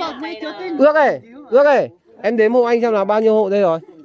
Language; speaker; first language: Vietnamese; native; Vietnamese